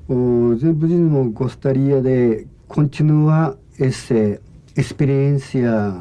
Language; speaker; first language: Portuguese; non-native, learner; Japanese